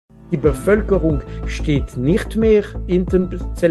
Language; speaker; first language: German; non-native, fluent; French